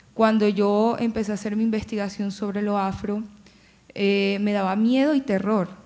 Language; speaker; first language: Spanish; native; Spanish